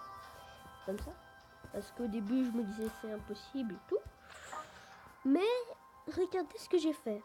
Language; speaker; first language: French; native; French